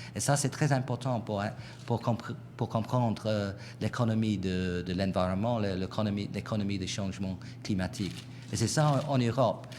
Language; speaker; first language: French; non-native, fluent; English